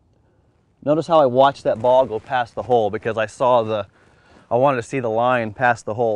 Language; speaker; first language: English; native; English